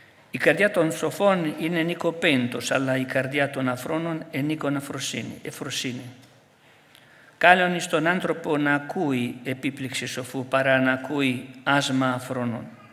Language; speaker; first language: Greek; non-native, fluent; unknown